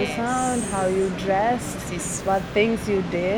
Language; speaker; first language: English; non-native, local second language; Sinhala